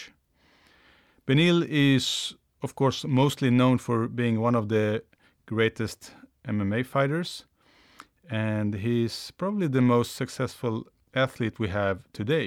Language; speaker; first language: English; non-native, fluent; Swedish